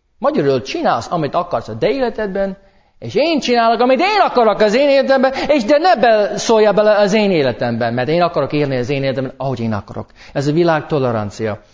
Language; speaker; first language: Hungarian; non-native, fluent; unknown